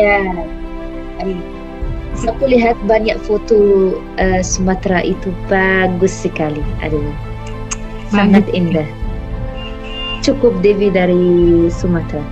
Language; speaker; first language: Indonesian; non-native, fluent; Arabic